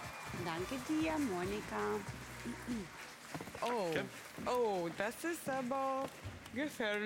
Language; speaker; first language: German; non-native, learner; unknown